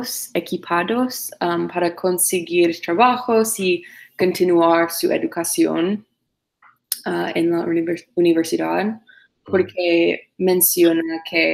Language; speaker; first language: Spanish; non-native, learner; English